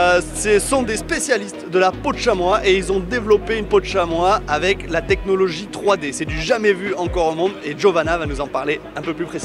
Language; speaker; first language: French; native; French